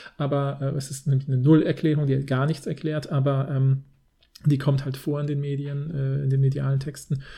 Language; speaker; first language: German; native; German